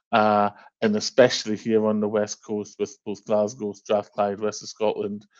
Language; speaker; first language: English; native; English